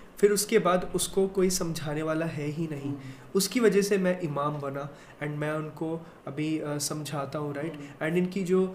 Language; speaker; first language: Hindi; native; Hindi